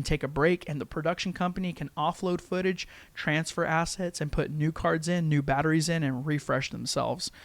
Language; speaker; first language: English; native; English